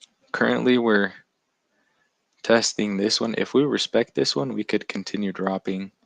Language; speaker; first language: English; native; English